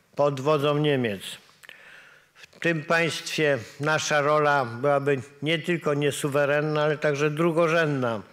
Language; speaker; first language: Polish; native; Polish